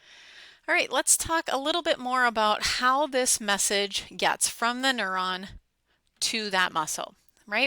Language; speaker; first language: English; native; English